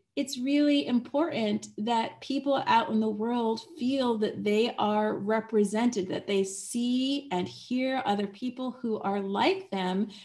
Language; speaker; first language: English; native; English